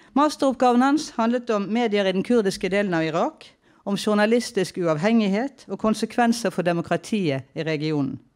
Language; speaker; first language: Norwegian; native; Norwegian